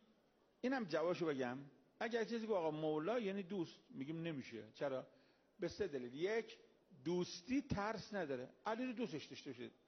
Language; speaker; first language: Persian; native; Persian